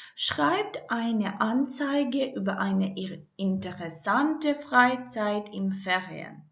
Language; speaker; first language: German; non-native, learner; Ukrainian